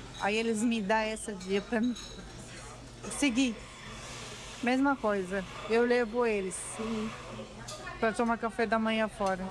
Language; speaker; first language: Portuguese; non-native, learner; Arabic